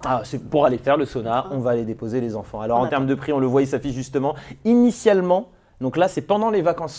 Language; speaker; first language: French; native; French